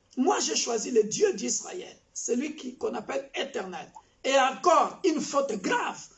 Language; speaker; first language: French; non-native, local second language; Kongo